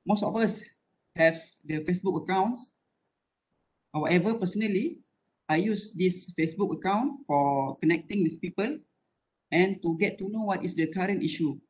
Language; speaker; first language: English; non-native, local second language; Malay